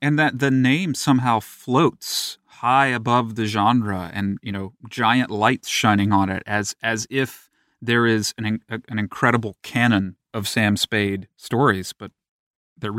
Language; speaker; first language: English; native; English